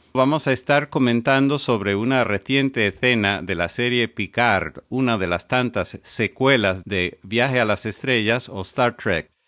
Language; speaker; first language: Spanish; non-native, fluent; English